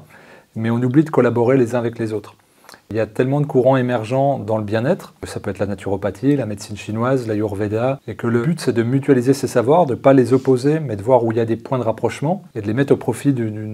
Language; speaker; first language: French; native; French